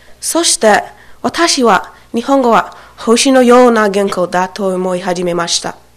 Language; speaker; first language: Japanese; non-native, learner; English